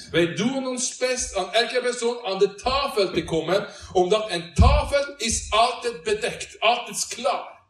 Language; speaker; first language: Dutch; non-native, learner; Norwegian